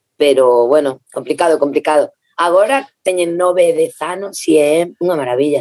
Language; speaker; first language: Galician; native; Galician